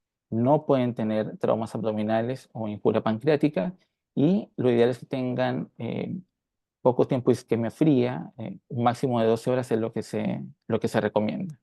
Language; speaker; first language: Spanish; native; Spanish